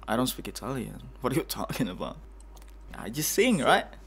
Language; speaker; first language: English; non-native, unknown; Indonesian